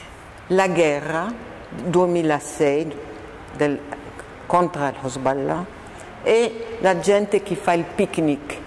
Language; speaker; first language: Italian; non-native, fluent; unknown